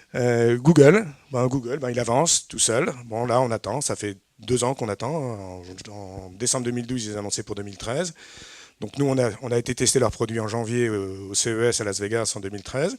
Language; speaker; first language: French; native; French